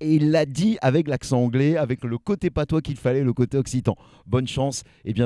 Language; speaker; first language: French; native; French